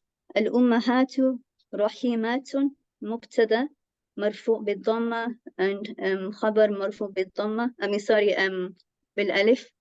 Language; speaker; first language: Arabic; non-native, learner; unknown